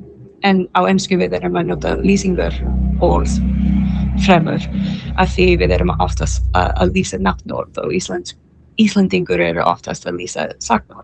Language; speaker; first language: Icelandic; non-native, learner; English